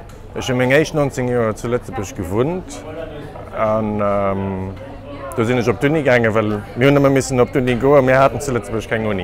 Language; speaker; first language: German; non-native, local second language; Luxembourgish